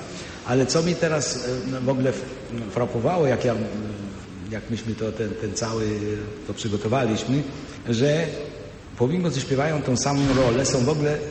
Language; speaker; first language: Polish; early bilingual, heritage; Polish